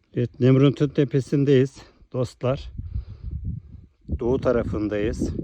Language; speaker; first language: Turkish; native; Turkish